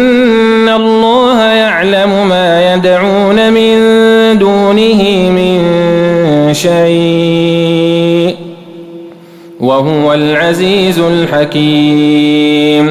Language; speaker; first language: Arabic; native; Arabic